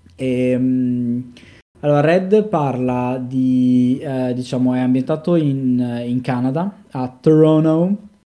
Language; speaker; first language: Italian; native; Italian